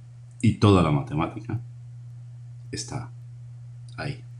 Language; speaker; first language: Spanish; native; Spanish